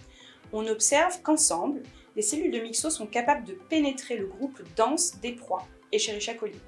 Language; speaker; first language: French; native; French